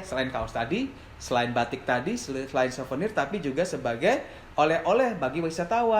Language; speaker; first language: Indonesian; native; Indonesian